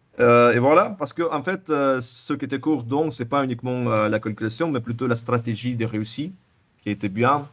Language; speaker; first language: French; non-native, fluent; Russian